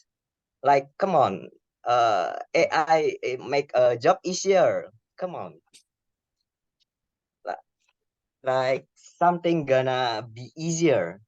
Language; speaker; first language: English; non-native, learner; Indonesian